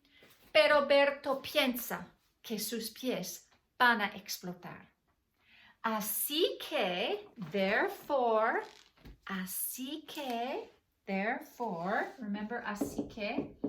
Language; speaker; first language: Spanish; non-native, fluent; English